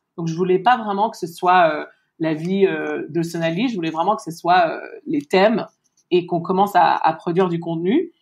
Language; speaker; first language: French; early bilingual, heritage; French